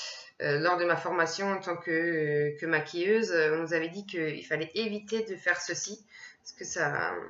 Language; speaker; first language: French; native; French